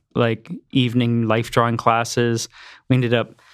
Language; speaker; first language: English; native; English